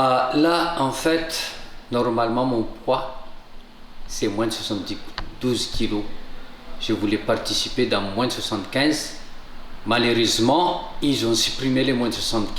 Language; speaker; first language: French; non-native, local second language; Malagasy